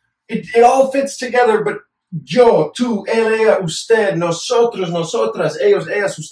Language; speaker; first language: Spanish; non-native, fluent; English